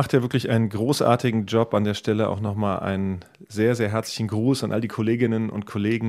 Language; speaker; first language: German; native; German